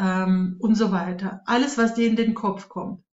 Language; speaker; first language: German; non-native, fluent; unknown